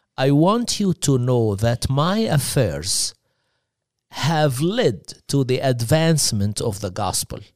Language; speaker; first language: English; non-native, fluent; Arabic